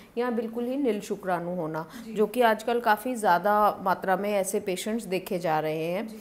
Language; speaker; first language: Hindi; non-native, local second language; Punjabi